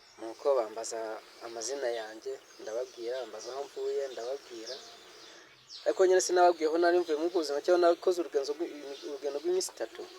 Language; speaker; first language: Kinyarwanda; early bilingual, heritage; Kinyarwanda